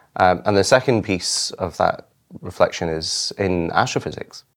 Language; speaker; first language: English; native; English